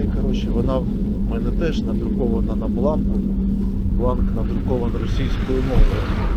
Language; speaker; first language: Ukrainian; non-native, local second language; Russian